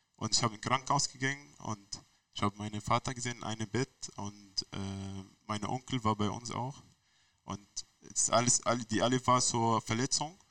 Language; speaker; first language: German; non-native, learner; Arabic